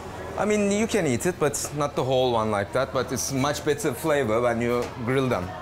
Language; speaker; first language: English; non-native, fluent; Turkish